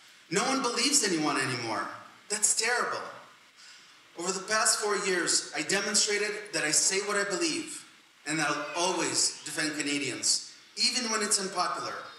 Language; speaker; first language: English; non-native, fluent; Russian